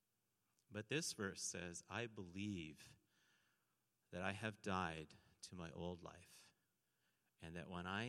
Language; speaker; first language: English; native; English